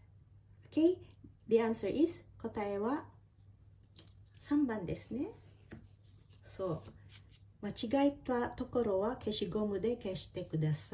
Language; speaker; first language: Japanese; non-native, fluent; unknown